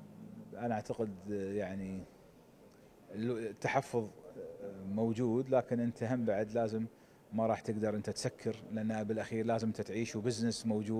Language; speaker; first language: Arabic; native; Arabic